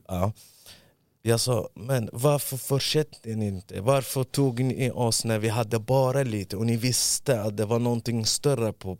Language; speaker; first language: Swedish; early bilingual, other home language; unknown